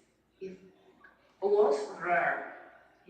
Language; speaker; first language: English; non-native, learner; Spanish